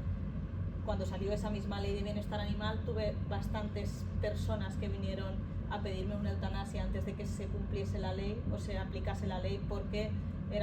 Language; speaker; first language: Spanish; native; Spanish